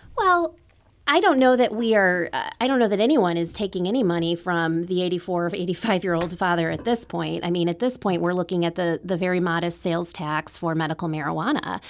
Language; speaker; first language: English; native; English